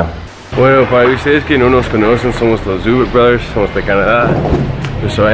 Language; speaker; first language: Spanish; non-native, fluent; English